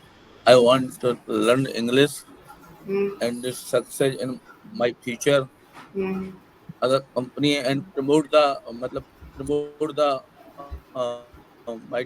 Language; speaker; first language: English; non-native, learner; Hindi